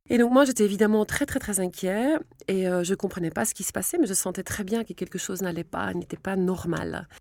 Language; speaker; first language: French; non-native, local second language; Dutch